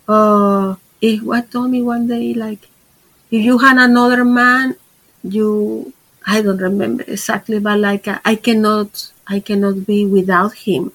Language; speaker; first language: English; non-native, fluent; Spanish